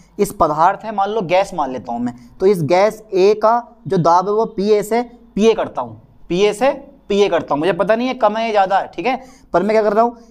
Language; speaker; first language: Hindi; native; Hindi